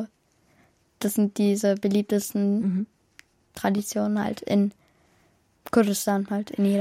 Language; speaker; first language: German; early bilingual, other home language; Kurdish